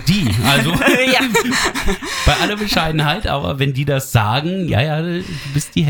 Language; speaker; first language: German; native; German